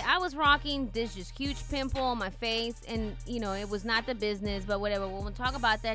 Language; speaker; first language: English; early bilingual, other home language; Spanish